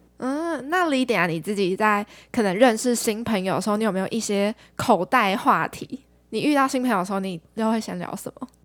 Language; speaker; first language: Chinese; native; Chinese